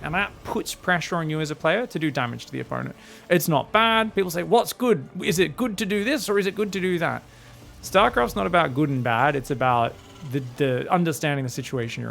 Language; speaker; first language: English; native; English